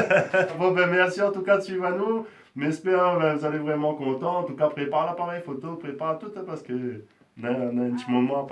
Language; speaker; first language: French; non-native, local second language; Réunion Creole French